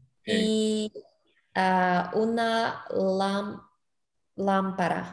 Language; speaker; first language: Spanish; non-native, learner; English